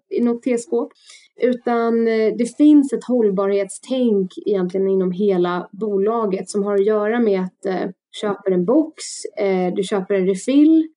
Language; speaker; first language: Swedish; early bilingual, other home language; Russian